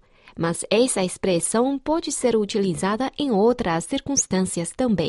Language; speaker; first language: Portuguese; non-native, fluent; Chinese